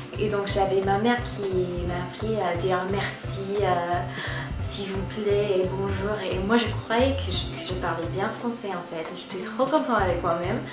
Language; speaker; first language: French; non-native, fluent; English